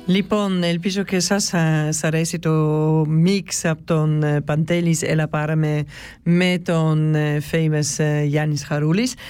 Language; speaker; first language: Greek; early bilingual, heritage; Greek